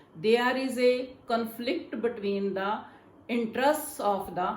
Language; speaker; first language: English; non-native, local second language; Punjabi